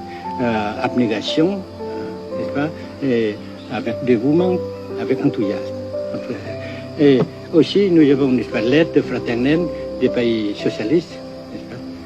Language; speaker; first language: French; non-native, local second language; Vietnamese